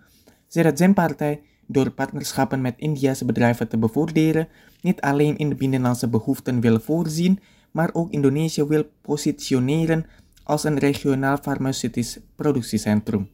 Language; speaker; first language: Dutch; non-native, fluent; Indonesian